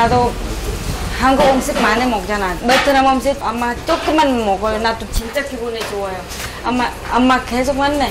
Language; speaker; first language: Korean; non-native, learner; Vietnamese